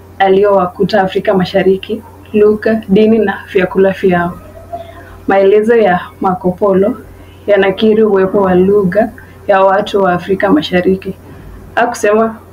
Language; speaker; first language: Swahili; non-native, local second language; Kalenjin